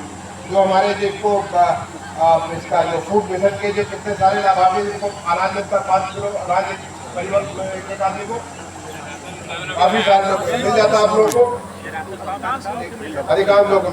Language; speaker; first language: Hindi; native; Hindi